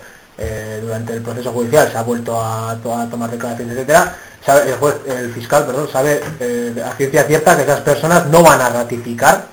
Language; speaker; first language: Spanish; native; Spanish